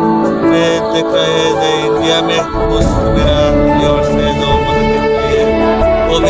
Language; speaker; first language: Hindi; non-native, learner; Bangla